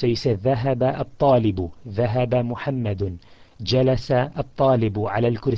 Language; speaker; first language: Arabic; non-native, fluent; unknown